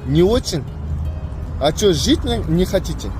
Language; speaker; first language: Russian; non-native, local second language; Kazakh